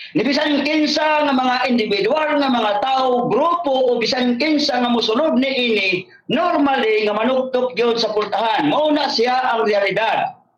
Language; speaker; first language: Cebuano; non-native, local second language; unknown